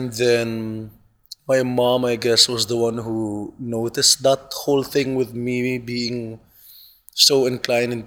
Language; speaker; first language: English; non-native, local second language; Cebuano